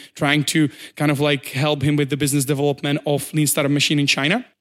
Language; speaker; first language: English; non-native, fluent; Czech